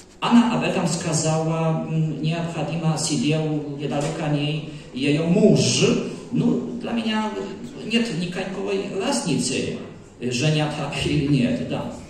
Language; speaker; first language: Russian; non-native, learner; Polish